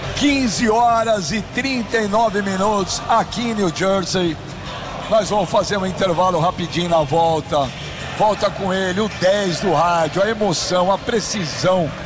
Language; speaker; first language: Portuguese; native; Portuguese